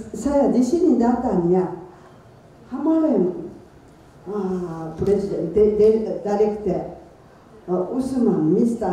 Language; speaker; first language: Indonesian; non-native, learner; Japanese